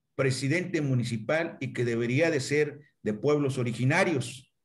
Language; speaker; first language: Spanish; non-native, local second language; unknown